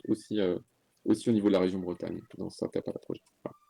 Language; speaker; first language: French; native; French